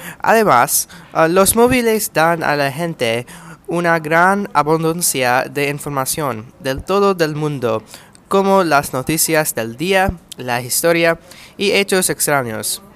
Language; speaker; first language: Spanish; non-native, learner; English